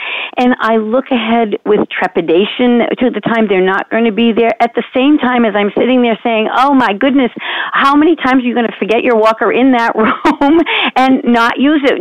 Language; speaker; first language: English; native; English